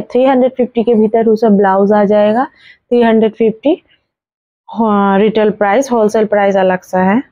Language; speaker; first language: Hindi; non-native, local second language; Bangla